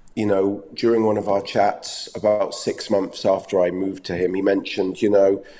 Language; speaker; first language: English; native; English